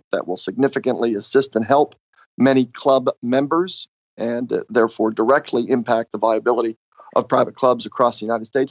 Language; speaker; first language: English; native; English